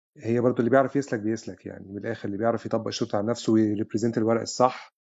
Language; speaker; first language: Arabic; native; Arabic